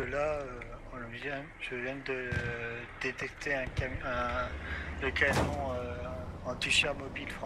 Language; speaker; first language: French; native; French